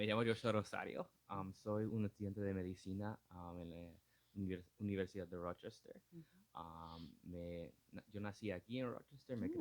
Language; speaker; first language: Spanish; non-native, local second language; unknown